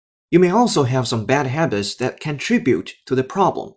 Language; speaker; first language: English; non-native, fluent; Chinese